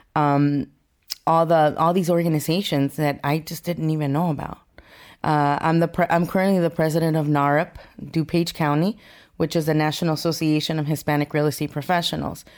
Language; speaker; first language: English; early bilingual, other home language; Spanish